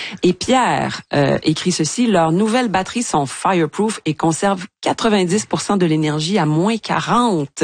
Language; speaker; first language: French; native; French